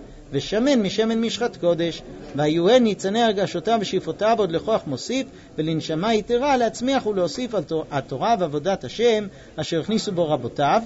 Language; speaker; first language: Hebrew; native; Hebrew